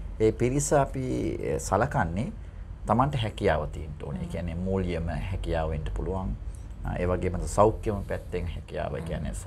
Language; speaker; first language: Sinhala; non-native, local second language; Tamil